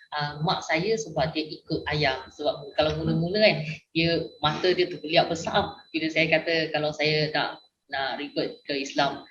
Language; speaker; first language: Malay; non-native, local second language; Min Nan Chinese